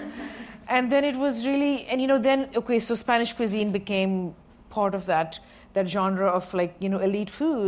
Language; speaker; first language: English; non-native, local second language; Sindhi